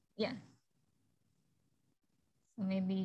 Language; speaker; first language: English; non-native, fluent; Indonesian